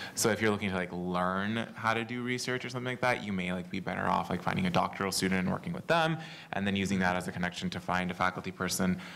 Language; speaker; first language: English; native; English